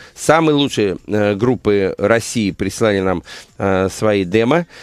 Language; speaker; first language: Russian; native; Russian